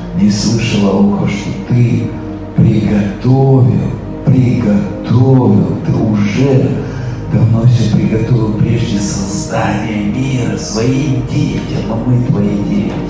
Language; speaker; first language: Russian; native; Russian